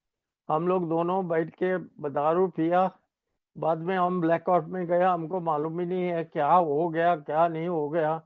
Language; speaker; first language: Hindi; non-native, local second language; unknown